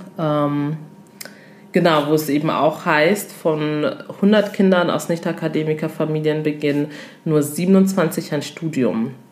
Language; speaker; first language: German; early bilingual, other home language; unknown